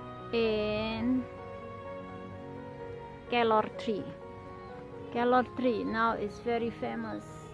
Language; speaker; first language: English; non-native, learner; Indonesian